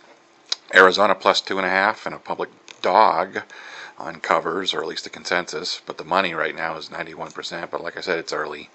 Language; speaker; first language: English; native; English